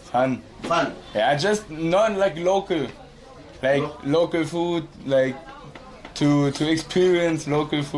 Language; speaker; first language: English; non-native, learner; German